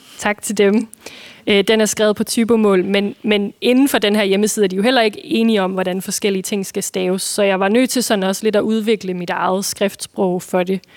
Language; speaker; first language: Danish; native; Danish